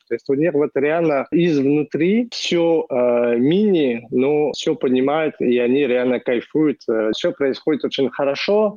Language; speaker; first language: Russian; non-native, fluent; French